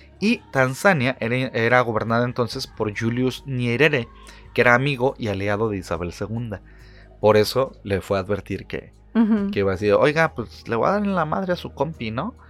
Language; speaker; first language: Spanish; native; Spanish